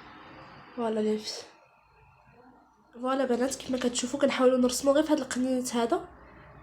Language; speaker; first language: Arabic; native; Arabic